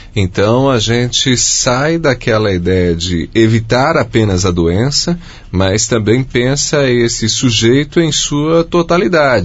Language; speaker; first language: Portuguese; native; Portuguese